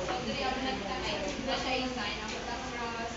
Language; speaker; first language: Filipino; non-native, local second language; Cebuano